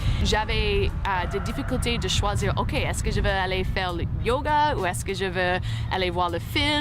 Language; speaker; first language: French; non-native, fluent; English